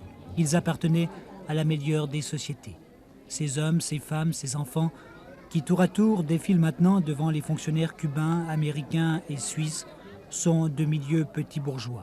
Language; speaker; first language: French; native; French